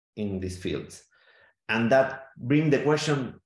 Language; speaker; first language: English; non-native, fluent; Spanish